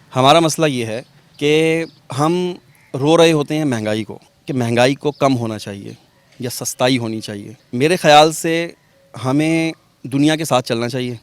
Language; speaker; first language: Urdu; non-native, local second language; Punjabi